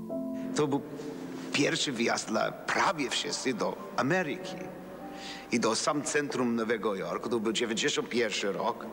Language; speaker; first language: Polish; non-native, learner; English